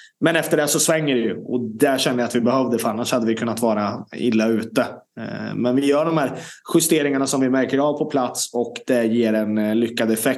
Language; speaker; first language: Swedish; native; Swedish